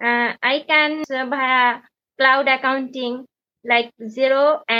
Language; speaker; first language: English; non-native, learner; Bangla